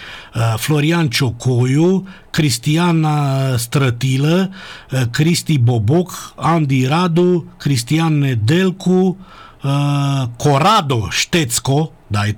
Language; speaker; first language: Romanian; native; Romanian